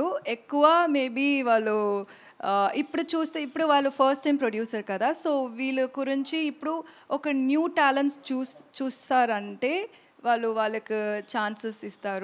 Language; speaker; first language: Telugu; non-native, learner; Tamil